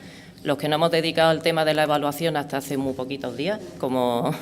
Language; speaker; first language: Spanish; native; Spanish